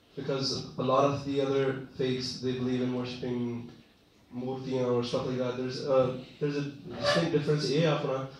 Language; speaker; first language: Punjabi; early bilingual, heritage; Punjabi